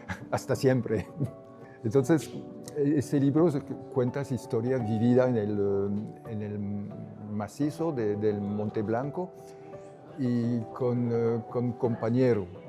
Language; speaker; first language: Spanish; non-native, fluent; French